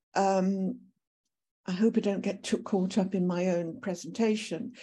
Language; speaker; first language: English; native; English